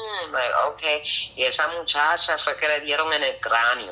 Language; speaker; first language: Spanish; early bilingual, heritage; Spanish